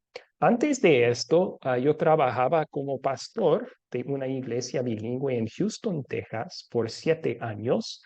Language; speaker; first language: Spanish; non-native, fluent; English